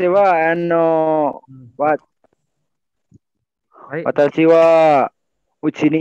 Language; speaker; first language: Japanese; non-native, learner; Indonesian